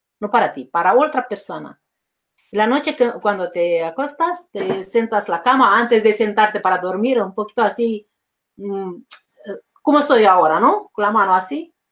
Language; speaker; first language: Spanish; non-native, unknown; Romanian